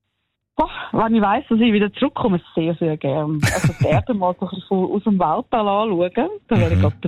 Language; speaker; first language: German; native; German